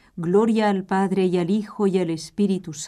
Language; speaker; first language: Spanish; native; Spanish